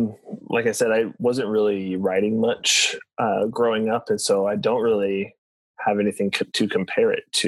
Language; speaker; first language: English; native; English